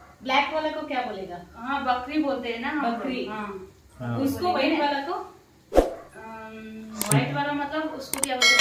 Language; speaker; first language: Hindi; non-native, learner; Nepali